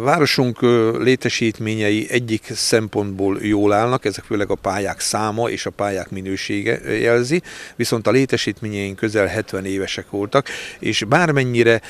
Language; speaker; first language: Hungarian; native; Hungarian